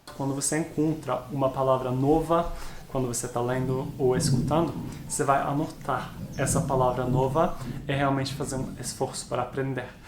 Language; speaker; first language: Portuguese; non-native, fluent; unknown